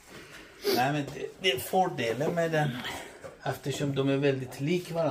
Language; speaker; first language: Swedish; non-native, fluent; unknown